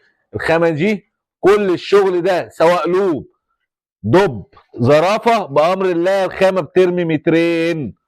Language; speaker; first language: Arabic; native; Arabic